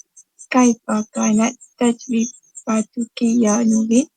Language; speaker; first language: Arabic; non-native, learner; Malay